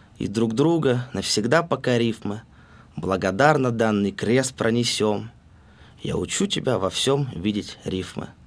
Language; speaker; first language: Russian; native; Russian